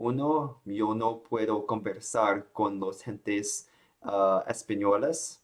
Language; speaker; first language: Spanish; non-native, learner; Chinese